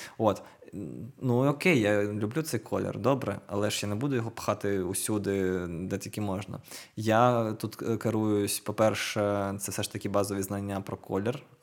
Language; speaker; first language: Ukrainian; non-native, local second language; Russian